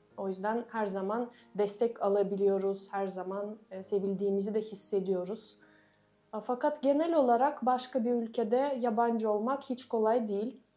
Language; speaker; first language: Turkish; non-native, fluent; Russian